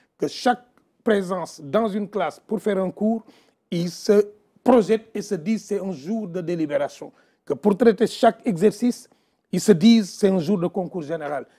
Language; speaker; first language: French; non-native, local second language; Wolof